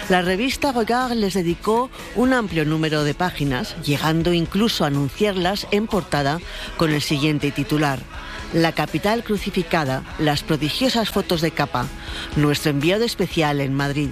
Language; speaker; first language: Spanish; native; Spanish